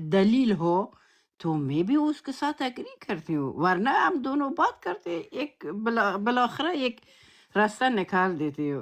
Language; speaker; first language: Hindi; non-native, learner; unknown